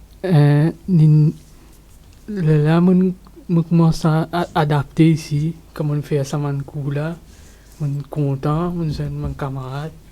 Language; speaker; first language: French; non-native, local second language; Morisyen